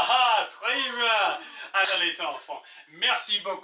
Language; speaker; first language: French; non-native, fluent; English